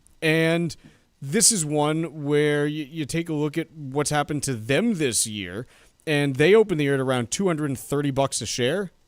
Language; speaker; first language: English; native; English